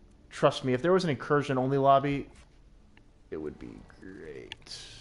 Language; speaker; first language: English; native; English